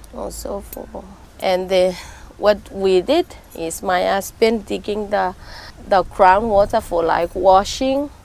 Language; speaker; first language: English; non-native, fluent; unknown